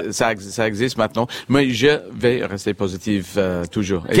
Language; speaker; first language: French; non-native, fluent; English